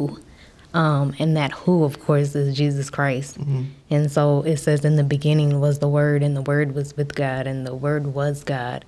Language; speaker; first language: English; native; English